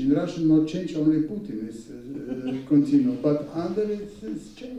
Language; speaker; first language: English; non-native, learner; Russian